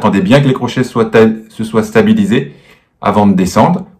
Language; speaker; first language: French; native; French